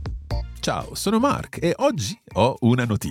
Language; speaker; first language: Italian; non-native, fluent; English